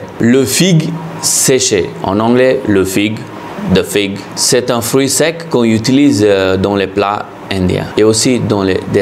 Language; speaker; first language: French; non-native, fluent; Hindi